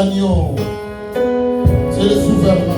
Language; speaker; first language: French; non-native, local second language; Lingala